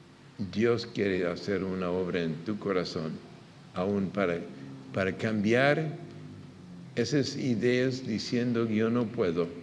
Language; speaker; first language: Spanish; non-native, fluent; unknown